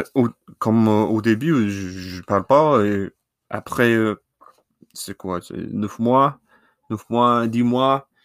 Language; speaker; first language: French; non-native, learner; English